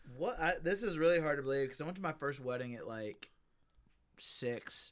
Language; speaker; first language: English; native; English